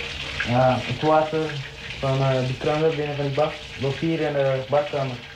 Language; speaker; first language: Dutch; early bilingual, other home language; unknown